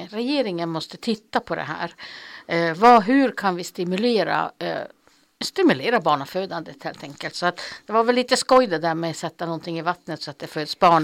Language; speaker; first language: Swedish; native; Swedish